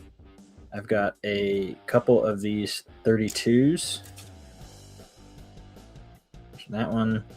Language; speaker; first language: English; native; English